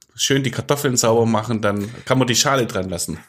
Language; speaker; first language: German; native; German